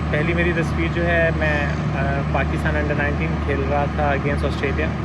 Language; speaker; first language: Urdu; non-native, local second language; Punjabi